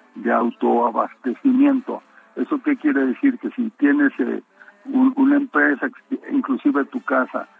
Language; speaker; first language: Spanish; native; Spanish